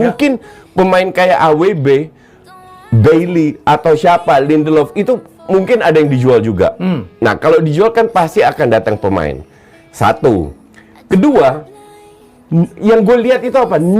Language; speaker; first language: Indonesian; native; Indonesian